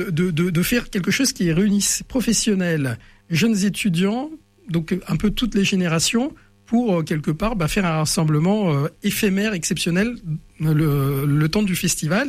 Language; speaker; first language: French; native; French